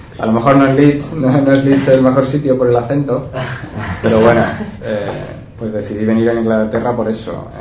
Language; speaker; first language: Spanish; native; Spanish